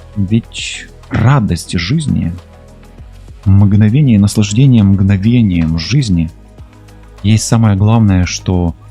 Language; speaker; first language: Russian; non-native, local second language; Ukrainian